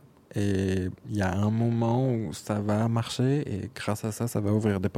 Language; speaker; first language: French; native; French